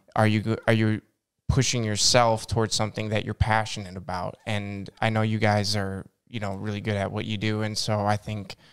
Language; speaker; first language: Norwegian; non-native, learner; English